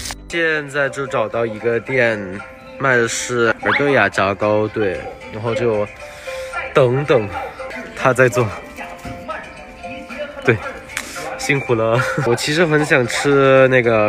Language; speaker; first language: Chinese; non-native, fluent; Thai